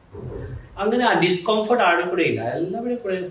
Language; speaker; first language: Malayalam; non-native, fluent; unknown